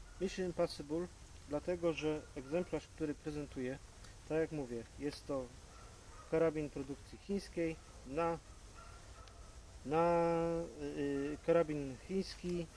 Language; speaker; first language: Polish; native; Polish